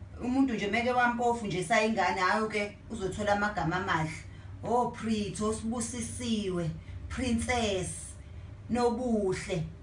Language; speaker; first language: Zulu; native; Zulu